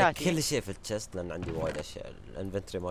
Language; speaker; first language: Arabic; native; Arabic